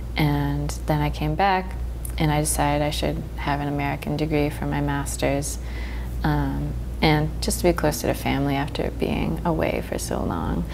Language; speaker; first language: English; native; English